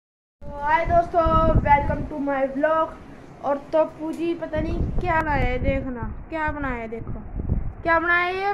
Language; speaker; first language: Hindi; native; Hindi